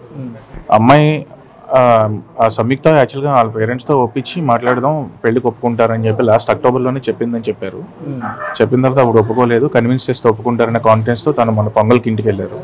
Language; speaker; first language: Telugu; native; Telugu